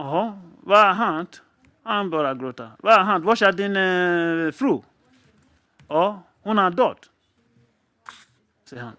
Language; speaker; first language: Swedish; non-native, fluent; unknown